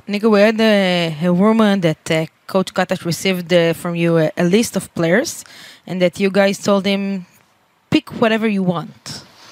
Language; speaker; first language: English; non-native, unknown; Hebrew